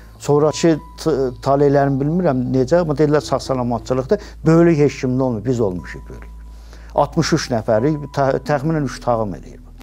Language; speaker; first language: Azerbaijani; native; Azerbaijani